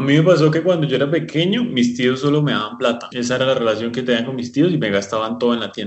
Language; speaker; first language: Spanish; native; Spanish